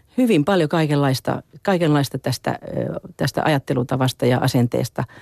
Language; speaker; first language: Finnish; native; Finnish